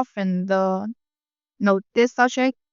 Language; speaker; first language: English; non-native, learner; Vietnamese